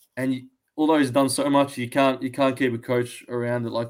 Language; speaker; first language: English; early bilingual, other home language; Greek